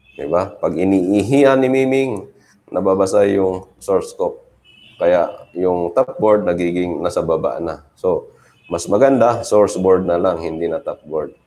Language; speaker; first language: Filipino; native; Filipino